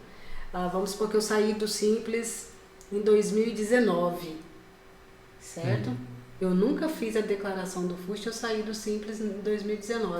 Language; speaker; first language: Portuguese; native; Portuguese